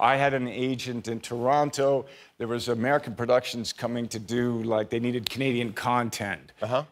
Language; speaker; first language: English; native; English